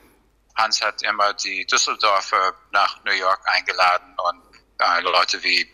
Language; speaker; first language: German; non-native, fluent; English